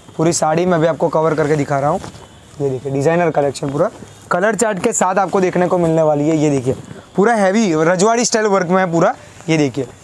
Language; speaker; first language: Hindi; non-native, local second language; Gujarati